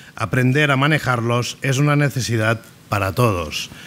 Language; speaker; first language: Spanish; non-native, local second language; Catalan